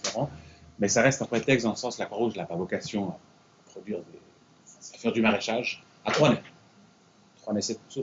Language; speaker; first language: French; native; French